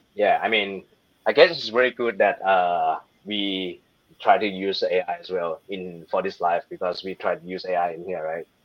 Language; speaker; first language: English; non-native, learner; Thai